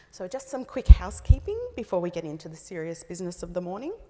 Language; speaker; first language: English; native; English